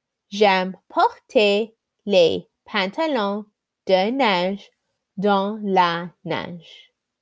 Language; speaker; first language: French; non-native, learner; English